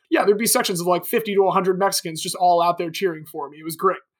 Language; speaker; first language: English; native; English